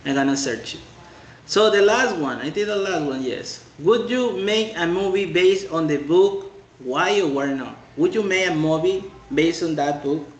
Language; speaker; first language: English; non-native, fluent; Spanish